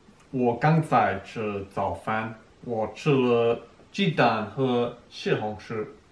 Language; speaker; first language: Chinese; non-native, learner; English